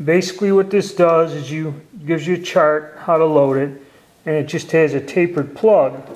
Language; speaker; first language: English; native; English